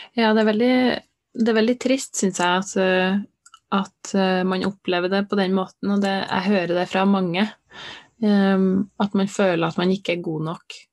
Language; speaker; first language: Norwegian; native; Norwegian